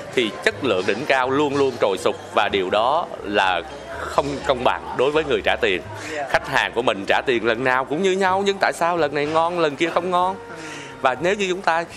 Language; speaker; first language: Vietnamese; native; Vietnamese